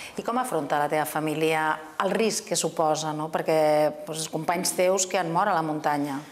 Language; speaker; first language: Catalan; native; Catalan